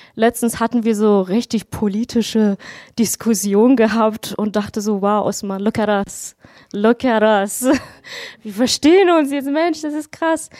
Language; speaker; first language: German; non-native, fluent; Persian